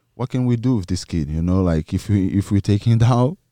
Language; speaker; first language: English; non-native, fluent; Portuguese